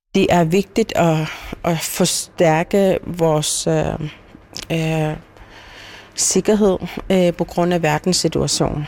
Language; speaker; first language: Danish; non-native, local second language; Kalaallisut